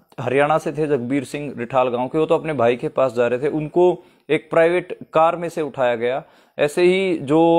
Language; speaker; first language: Hindi; native; Hindi